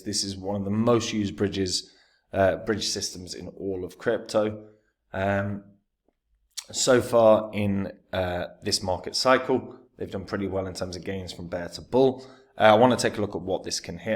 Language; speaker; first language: English; native; English